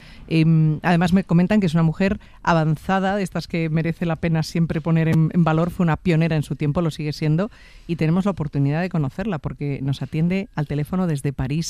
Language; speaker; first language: Spanish; native; Spanish